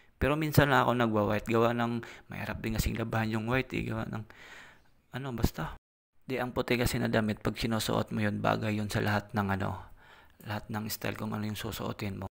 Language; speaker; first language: Filipino; non-native, local second language; Cebuano